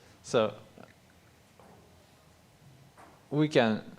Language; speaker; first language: English; non-native, fluent; Japanese